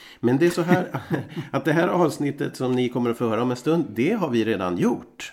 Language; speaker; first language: Swedish; native; Swedish